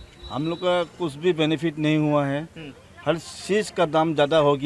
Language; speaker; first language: Hindi; non-native, local second language; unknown